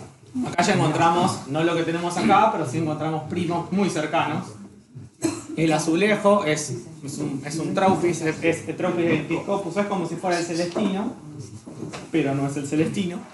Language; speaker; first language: Spanish; native; Spanish